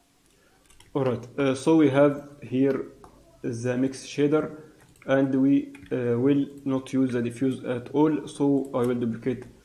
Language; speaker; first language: English; non-native, fluent; Arabic